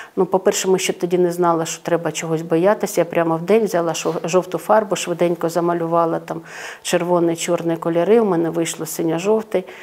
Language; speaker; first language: Ukrainian; non-native, local second language; Russian